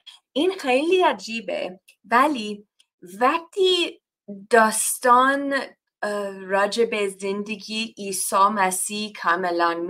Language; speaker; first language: Persian; non-native, fluent; English